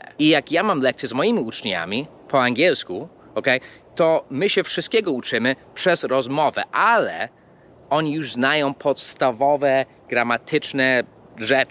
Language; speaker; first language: Polish; early bilingual, heritage; English